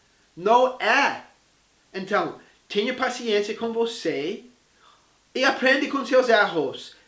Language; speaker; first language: Portuguese; non-native, fluent; English